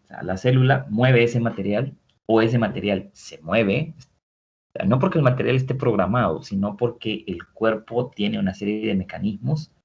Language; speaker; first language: Spanish; native; Spanish